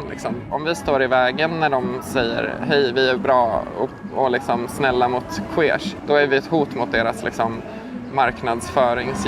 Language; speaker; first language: Swedish; native; Swedish